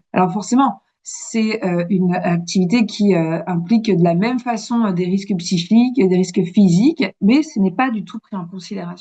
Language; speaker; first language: French; native; French